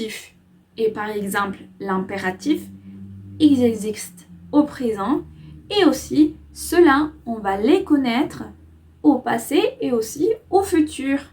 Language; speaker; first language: French; non-native, fluent; Spanish